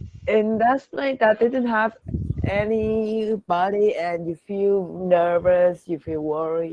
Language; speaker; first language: English; non-native, learner; Vietnamese